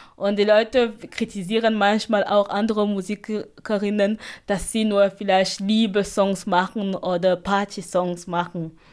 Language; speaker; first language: German; non-native, fluent; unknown